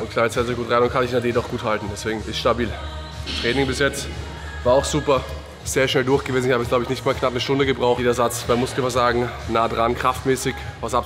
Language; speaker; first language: German; native; German